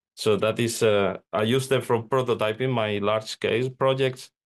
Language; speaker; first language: English; non-native, fluent; Spanish